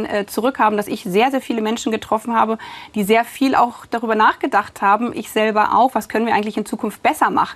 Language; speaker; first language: German; native; German